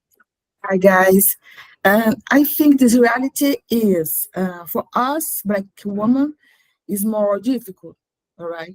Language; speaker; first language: English; non-native, learner; Portuguese